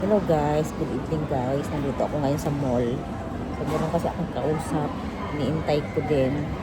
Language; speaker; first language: Filipino; non-native, local second language; Cebuano